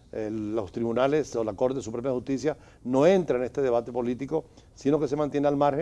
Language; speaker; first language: Spanish; native; Spanish